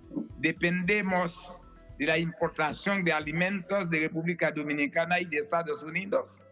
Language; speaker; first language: Spanish; non-native, fluent; Haitian Creole